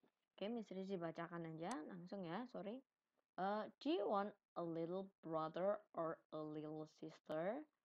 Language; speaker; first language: English; non-native, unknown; Indonesian